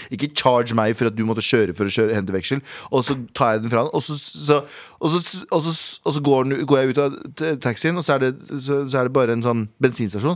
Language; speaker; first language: Norwegian; early bilingual, other home language; Urdu